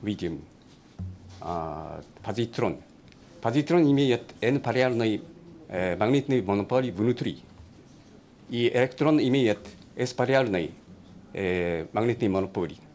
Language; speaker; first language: Russian; non-native, learner; Japanese